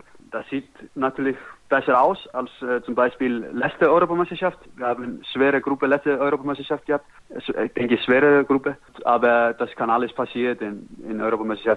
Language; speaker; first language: German; non-native, learner; Icelandic